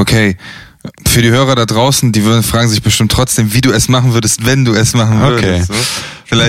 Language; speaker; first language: German; native; German